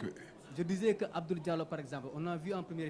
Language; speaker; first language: French; non-native, local second language; Wolof